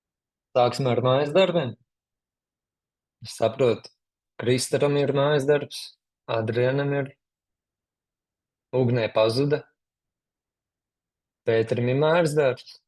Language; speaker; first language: Latvian; native; Latvian